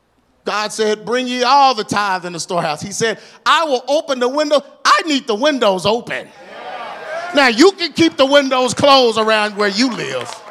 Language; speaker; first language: English; native; English